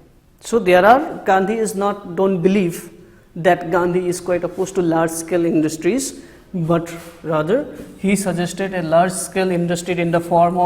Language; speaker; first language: English; non-native, local second language; Assamese